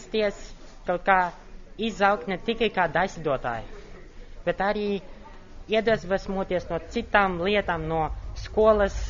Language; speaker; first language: Latvian; non-native, local second language; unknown